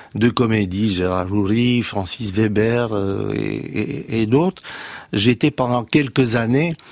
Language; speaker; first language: French; non-native, fluent; Romanian